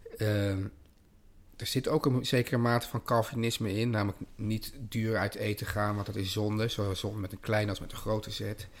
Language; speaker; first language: Dutch; native; Dutch